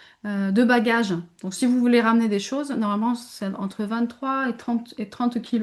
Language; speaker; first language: French; native; French